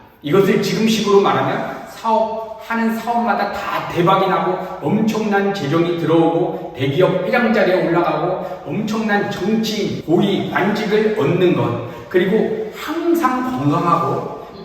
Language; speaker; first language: Korean; native; Korean